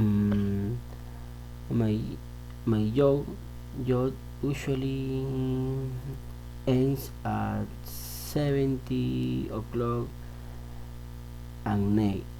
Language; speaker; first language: English; non-native, learner; Spanish